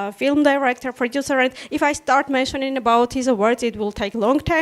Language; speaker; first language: English; non-native, fluent; Armenian